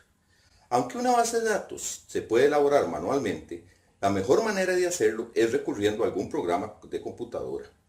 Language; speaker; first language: Spanish; native; Spanish